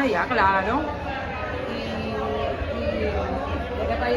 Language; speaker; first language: Spanish; native; Spanish